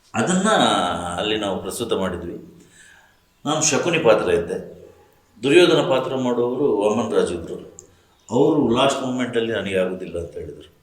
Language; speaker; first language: Kannada; non-native, local second language; Tulu